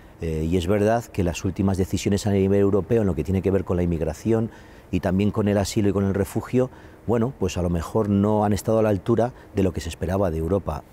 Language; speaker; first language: Spanish; native; Spanish